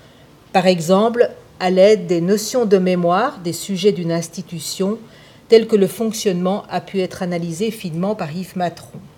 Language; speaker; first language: French; native; French